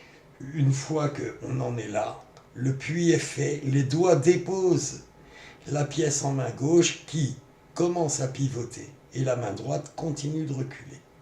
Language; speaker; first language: French; native; French